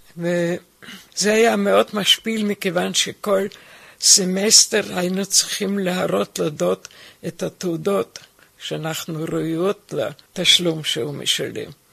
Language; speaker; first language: Hebrew; non-native, fluent; German